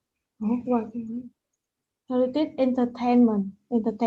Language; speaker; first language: English; non-native, learner; Vietnamese